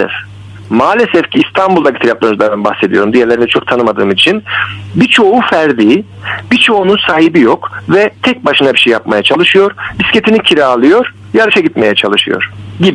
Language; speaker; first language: Turkish; native; Turkish